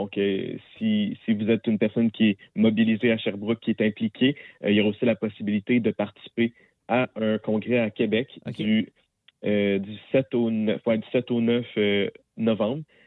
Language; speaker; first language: French; native; French